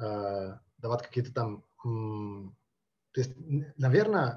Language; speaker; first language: Russian; non-native, fluent; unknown